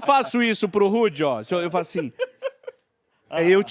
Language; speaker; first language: Portuguese; native; Portuguese